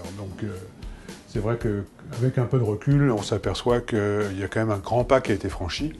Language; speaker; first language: French; native; French